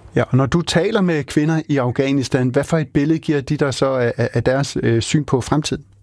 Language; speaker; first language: Danish; native; Danish